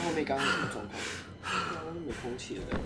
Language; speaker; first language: Chinese; native; Chinese